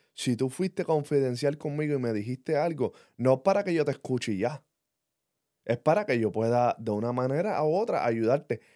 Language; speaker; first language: Spanish; early bilingual, heritage; English